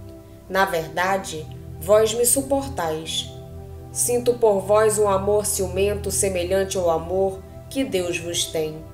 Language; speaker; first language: Portuguese; native; Portuguese